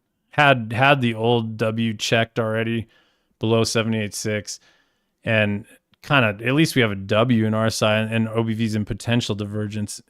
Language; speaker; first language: English; native; English